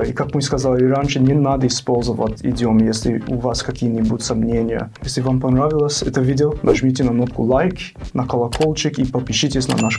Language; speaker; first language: Russian; non-native, fluent; English